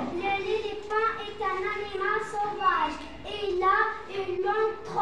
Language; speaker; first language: French; non-native, learner; Arabic